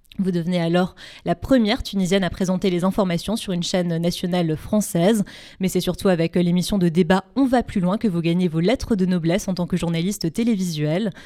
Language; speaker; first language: French; native; French